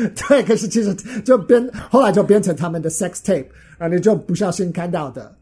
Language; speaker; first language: Chinese; non-native, fluent; English